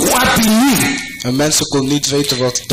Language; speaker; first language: Dutch; non-native, fluent; French